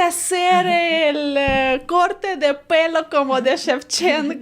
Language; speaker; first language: Spanish; non-native, fluent; Ukrainian